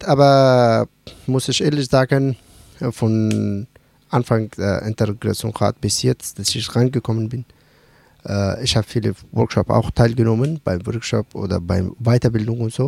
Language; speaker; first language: German; non-native, learner; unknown